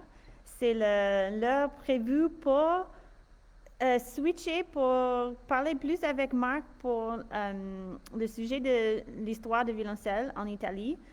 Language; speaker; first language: French; non-native, fluent; English